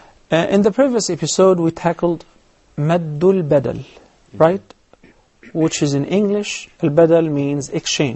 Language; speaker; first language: English; non-native, fluent; Arabic